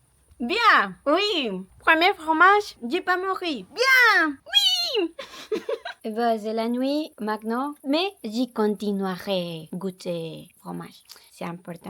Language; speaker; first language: French; non-native, learner; Spanish